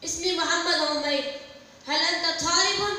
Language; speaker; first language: Arabic; non-native, learner; Urdu